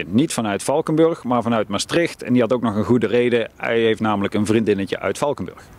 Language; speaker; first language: Dutch; native; Dutch